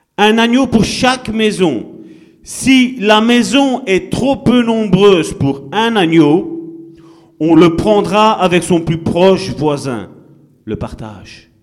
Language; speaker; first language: French; non-native, fluent; Italian